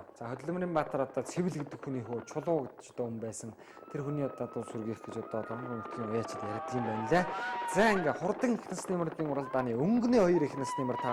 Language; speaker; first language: Mongolian; native; Mongolian